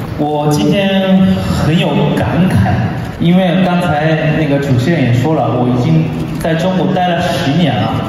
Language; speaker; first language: Chinese; non-native, fluent; Japanese